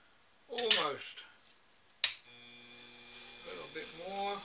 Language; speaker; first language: English; native; English